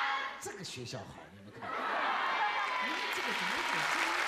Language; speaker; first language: Chinese; native; Chinese